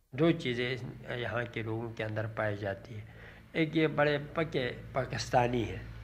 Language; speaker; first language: Urdu; non-native, local second language; Shina